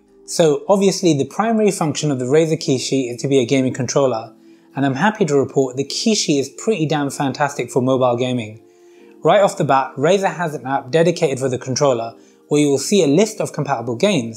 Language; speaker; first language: English; native; English